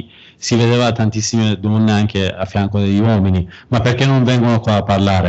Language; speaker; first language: Italian; non-native, fluent; Persian